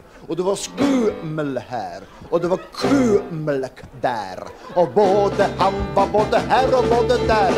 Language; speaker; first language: Swedish; native; Swedish